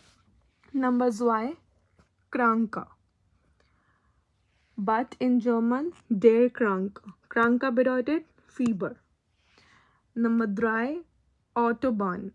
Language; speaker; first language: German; non-native, learner; Hindi